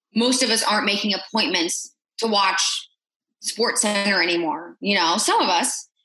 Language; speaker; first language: English; native; English